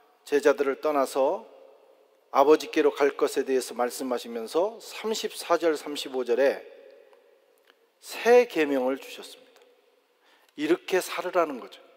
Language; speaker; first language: Korean; native; Korean